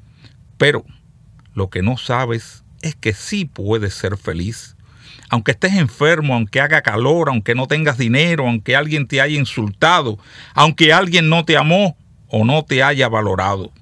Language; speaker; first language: Spanish; native; Spanish